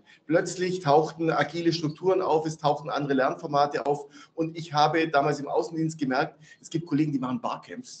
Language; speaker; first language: German; native; German